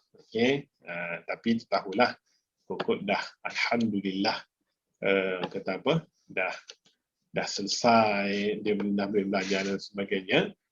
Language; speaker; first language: Malay; native; Malay